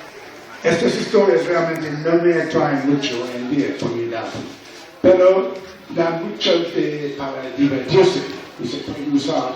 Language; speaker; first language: Spanish; non-native, fluent; English